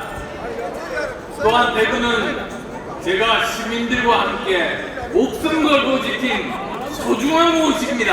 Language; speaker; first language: Korean; native; Korean